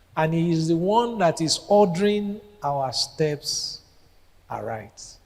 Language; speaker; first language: English; non-native, local second language; Yoruba